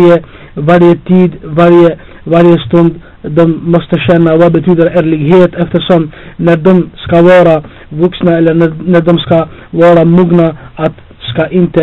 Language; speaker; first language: Swedish; non-native, fluent; Albanian